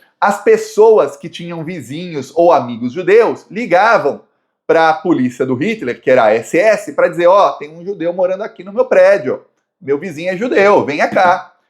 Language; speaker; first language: Portuguese; native; Portuguese